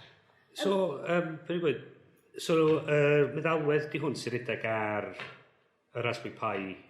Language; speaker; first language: Welsh; native; Welsh